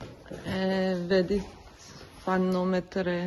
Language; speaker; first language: Italian; non-native, learner; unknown